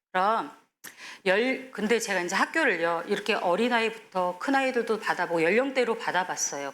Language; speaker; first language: Korean; native; Korean